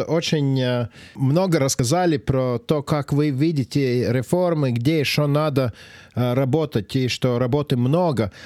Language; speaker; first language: Russian; non-native, local second language; Latvian